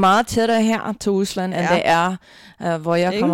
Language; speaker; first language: Danish; non-native, fluent; English